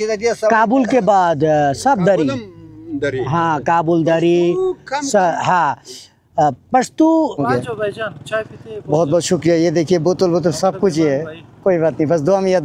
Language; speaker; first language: Hindi; non-native, learner; Bangla